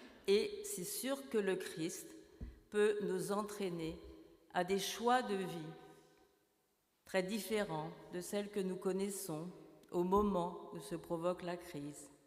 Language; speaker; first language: French; native; French